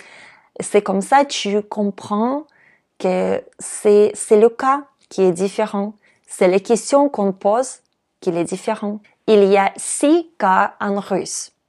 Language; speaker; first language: French; non-native, fluent; Russian